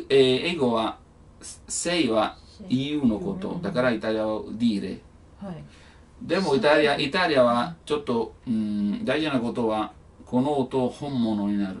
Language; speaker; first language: Japanese; non-native, learner; Italian